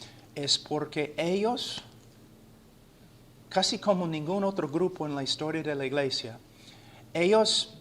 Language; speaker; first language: Spanish; non-native, fluent; English